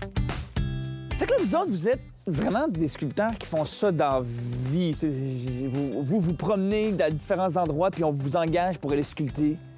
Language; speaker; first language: French; native; French